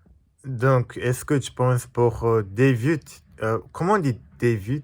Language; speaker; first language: French; non-native, learner; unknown